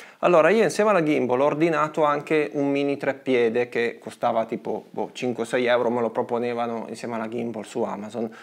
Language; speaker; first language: Italian; native; Italian